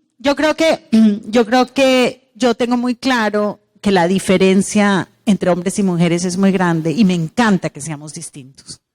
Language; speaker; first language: Spanish; native; Spanish